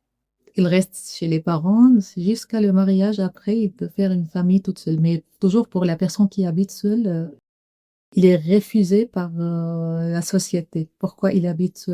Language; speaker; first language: French; non-native, learner; Arabic